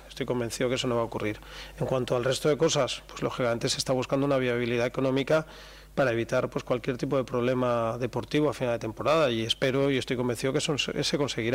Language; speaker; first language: Spanish; native; Spanish